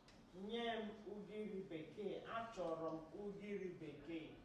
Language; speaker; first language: Igbo; native; Igbo